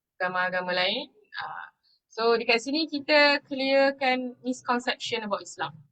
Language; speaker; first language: Malay; non-native, local second language; Tamil